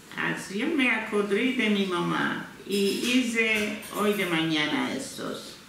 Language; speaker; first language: Spanish; early bilingual, heritage; Turkish